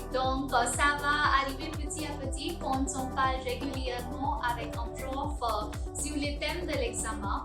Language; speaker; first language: French; non-native, fluent; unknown